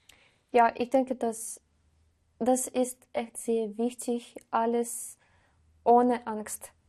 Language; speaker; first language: German; non-native, learner; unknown